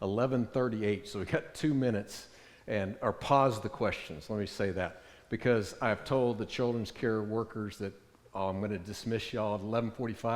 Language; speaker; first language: English; native; English